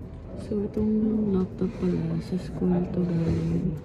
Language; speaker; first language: Filipino; native; Filipino